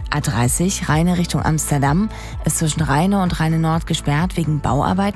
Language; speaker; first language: German; native; German